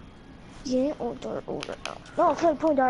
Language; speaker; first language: French; native; French